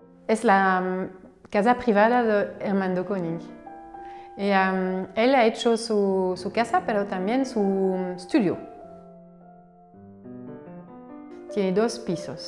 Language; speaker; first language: Spanish; non-native, fluent; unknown